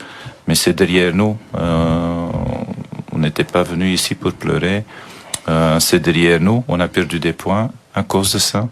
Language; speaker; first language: French; non-native, fluent; Dutch